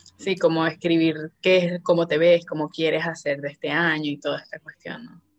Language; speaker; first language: Spanish; native; Spanish